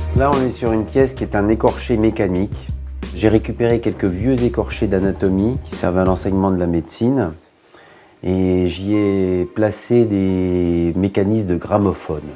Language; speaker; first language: French; native; French